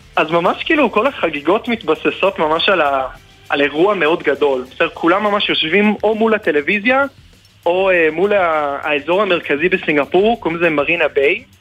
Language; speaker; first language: Hebrew; non-native, fluent; English